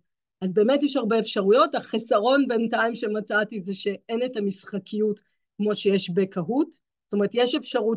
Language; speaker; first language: Hebrew; native; Hebrew